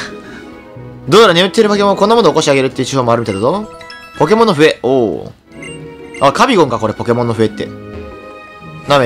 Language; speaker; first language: Japanese; native; Japanese